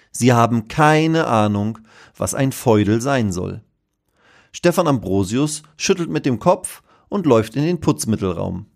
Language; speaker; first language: German; native; German